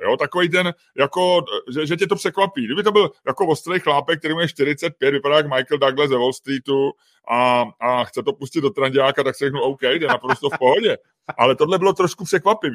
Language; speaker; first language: Czech; native; Czech